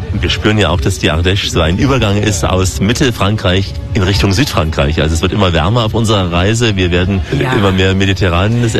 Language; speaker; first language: German; native; German